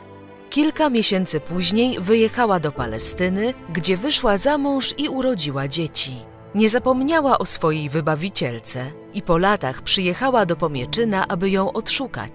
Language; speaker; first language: Polish; native; Polish